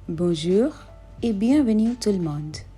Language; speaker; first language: French; non-native, fluent; Hindi